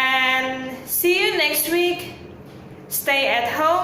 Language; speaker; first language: English; non-native, local second language; Indonesian